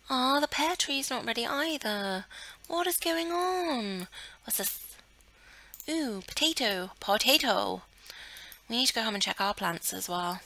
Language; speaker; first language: English; native; English